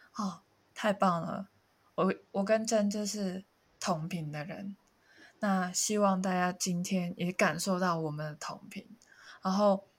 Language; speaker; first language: Chinese; non-native, local second language; Cantonese